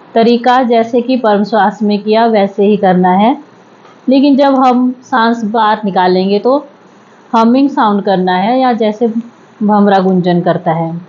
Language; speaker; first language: Hindi; native; Hindi